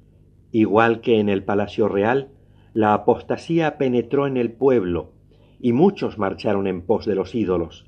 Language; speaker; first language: Spanish; native; Spanish